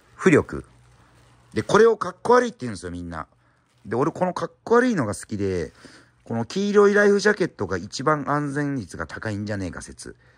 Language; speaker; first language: Japanese; native; Japanese